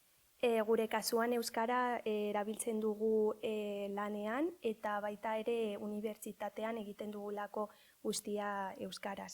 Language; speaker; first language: Basque; early bilingual, other home language; Arabic